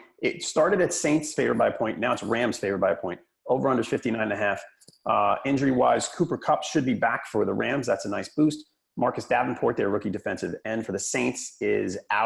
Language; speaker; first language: English; native; English